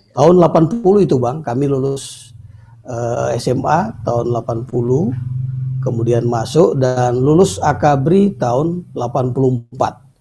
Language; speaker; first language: Indonesian; native; Indonesian